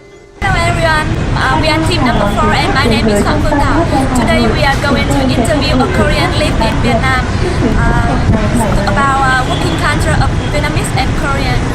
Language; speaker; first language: English; non-native, learner; Vietnamese